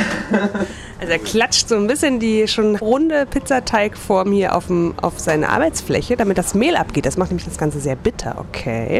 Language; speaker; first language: German; native; German